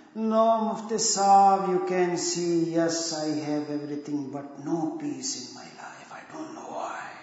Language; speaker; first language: English; non-native, local second language; Urdu